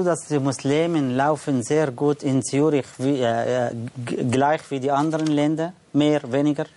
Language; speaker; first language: German; non-native, learner; Arabic